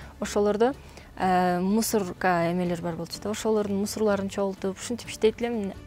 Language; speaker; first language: Kyrgyz; native; Kyrgyz